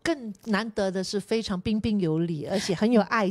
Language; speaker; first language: Chinese; native; Chinese